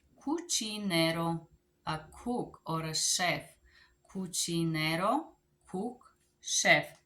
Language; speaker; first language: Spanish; non-native, learner; Bulgarian